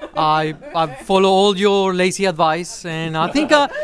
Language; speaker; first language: English; non-native, fluent; Dutch